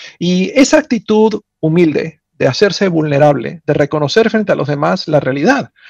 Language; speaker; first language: Spanish; native; Spanish